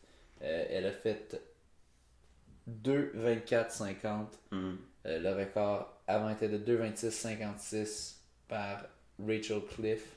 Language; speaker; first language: French; native; French